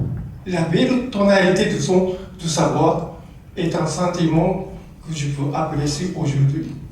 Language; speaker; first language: French; non-native, learner; Japanese